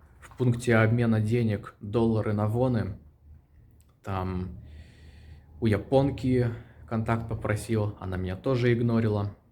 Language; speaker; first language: Russian; native; Russian